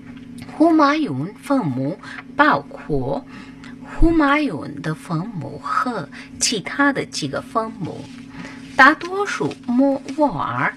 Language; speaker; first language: Chinese; non-native, fluent; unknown